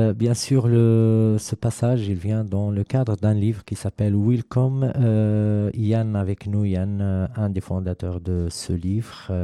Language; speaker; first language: French; non-native, fluent; Arabic